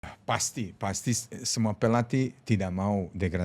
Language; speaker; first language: Indonesian; non-native, fluent; Serbian